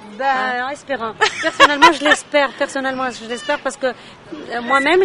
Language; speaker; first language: French; non-native, local second language; Arabic